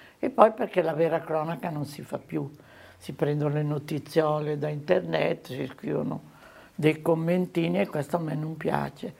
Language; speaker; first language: Italian; native; Italian